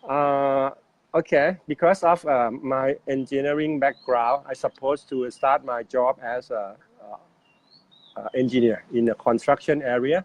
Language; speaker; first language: English; non-native, fluent; Thai